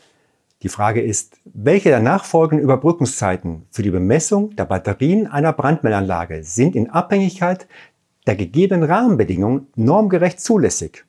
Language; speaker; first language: German; native; German